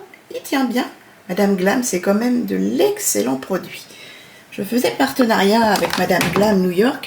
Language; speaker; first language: French; native; French